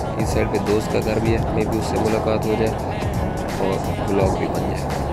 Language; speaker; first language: Urdu; non-native, local second language; Saraiki